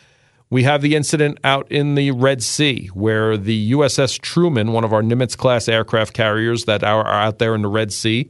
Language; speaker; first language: English; native; English